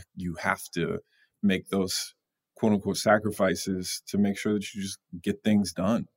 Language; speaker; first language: English; native; English